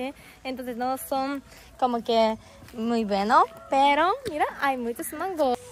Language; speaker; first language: Spanish; non-native, fluent; Japanese